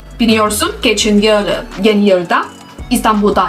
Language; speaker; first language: Turkish; non-native, learner; Chinese